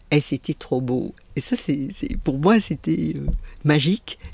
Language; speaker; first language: French; native; French